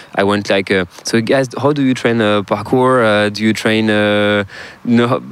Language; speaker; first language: English; non-native, fluent; French